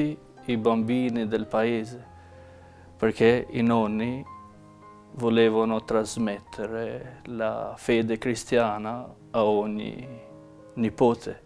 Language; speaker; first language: Italian; non-native, fluent; Albanian